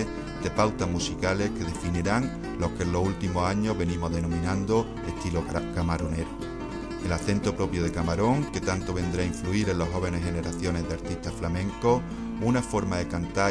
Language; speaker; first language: Spanish; native; Spanish